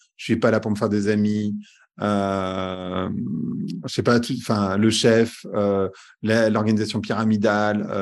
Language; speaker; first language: French; native; French